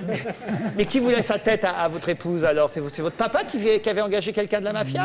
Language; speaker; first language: French; native; French